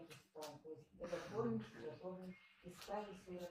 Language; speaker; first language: Russian; native; Russian